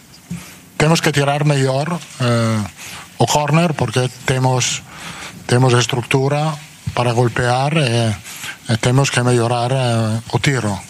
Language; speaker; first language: Portuguese; non-native, fluent; Italian